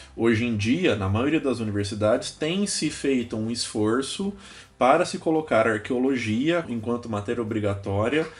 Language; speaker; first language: Portuguese; native; Portuguese